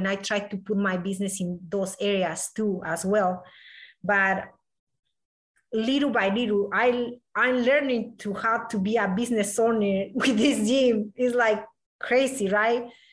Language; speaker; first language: English; non-native, learner; Spanish